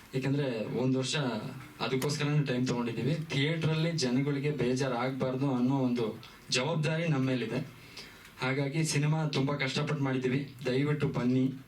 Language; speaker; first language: Kannada; native; Kannada